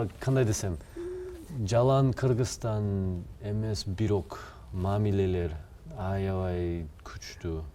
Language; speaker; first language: Kyrgyz; non-native, fluent; English